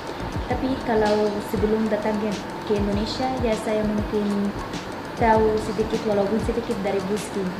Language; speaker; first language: Indonesian; non-native, learner; Arabic